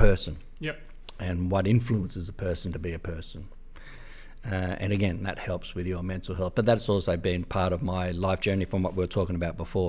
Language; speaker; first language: English; native; English